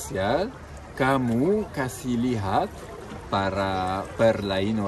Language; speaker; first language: Indonesian; non-native, fluent; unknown